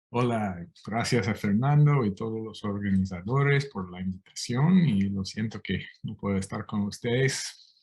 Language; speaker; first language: Spanish; non-native, fluent; English